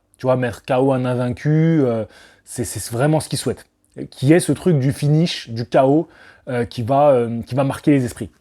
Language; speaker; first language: French; native; French